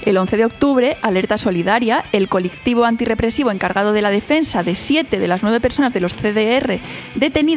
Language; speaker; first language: Spanish; native; Spanish